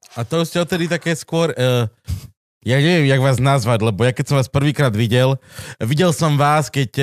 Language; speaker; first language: Slovak; native; Slovak